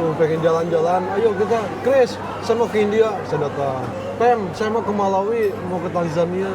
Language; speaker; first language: Indonesian; native; Indonesian